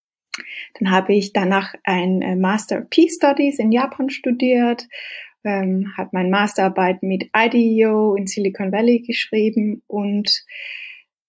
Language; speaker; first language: German; non-native, fluent; Danish